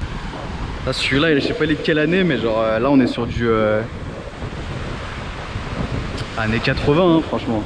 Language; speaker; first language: French; native; French